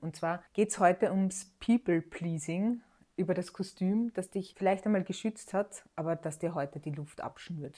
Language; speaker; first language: German; native; German